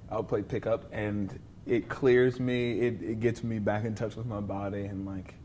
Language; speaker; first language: English; native; English